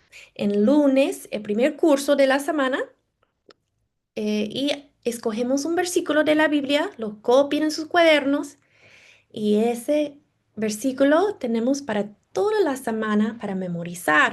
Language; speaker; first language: Spanish; non-native, fluent; English